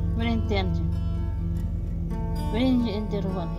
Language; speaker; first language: Arabic; non-native, learner; Filipino